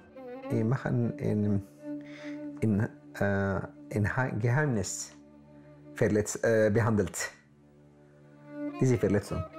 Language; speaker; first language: German; non-native, learner; Arabic